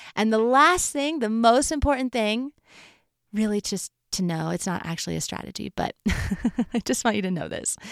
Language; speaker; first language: English; native; English